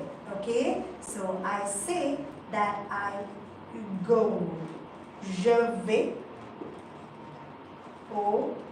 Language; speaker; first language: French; non-native, fluent; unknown